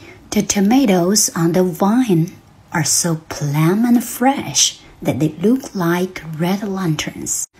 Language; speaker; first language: English; non-native, fluent; Chinese